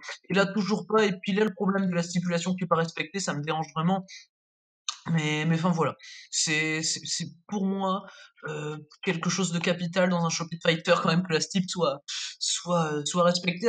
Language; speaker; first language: French; native; French